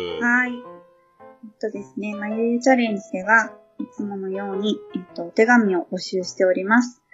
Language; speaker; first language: Japanese; native; Japanese